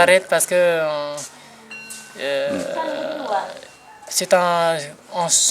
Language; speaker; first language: French; non-native, learner; Nepali